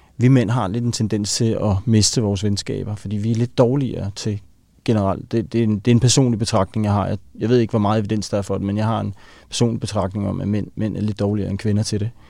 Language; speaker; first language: Danish; native; Danish